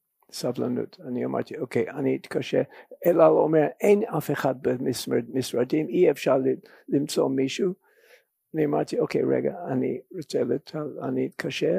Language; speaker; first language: Hebrew; non-native, fluent; English